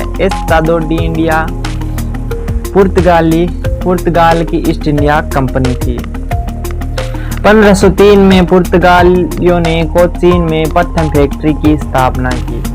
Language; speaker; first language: Hindi; native; Hindi